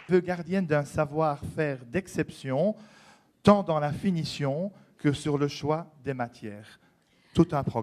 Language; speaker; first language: French; native; French